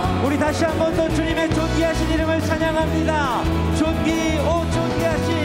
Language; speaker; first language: Korean; native; Korean